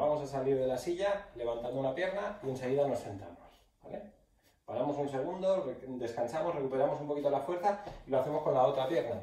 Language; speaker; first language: Spanish; native; Spanish